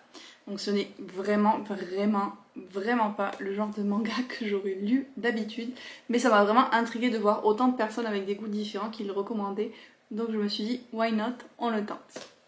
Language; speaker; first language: French; native; French